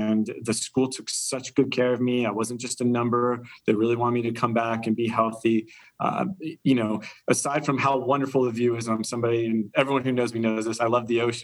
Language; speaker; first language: English; native; English